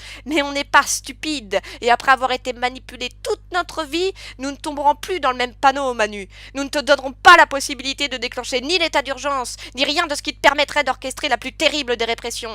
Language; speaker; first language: French; native; French